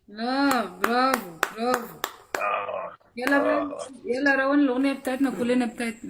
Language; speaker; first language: Arabic; native; Arabic